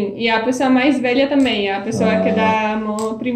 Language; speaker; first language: Portuguese; non-native, fluent; Polish